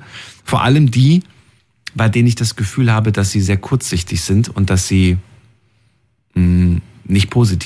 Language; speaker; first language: German; native; German